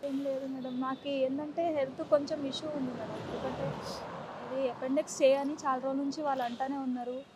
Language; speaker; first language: Telugu; native; Telugu